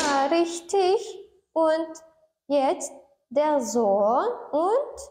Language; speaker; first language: German; non-native, learner; Turkmen